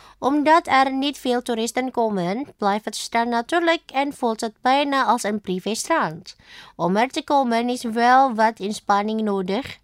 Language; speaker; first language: Dutch; non-native, fluent; Indonesian